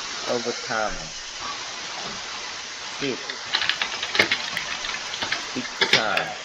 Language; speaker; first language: English; non-native, learner; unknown